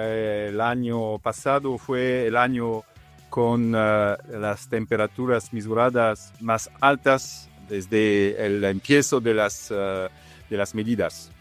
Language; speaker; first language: Spanish; non-native, fluent; Italian